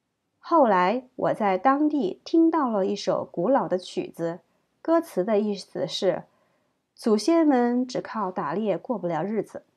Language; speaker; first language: Chinese; native; Chinese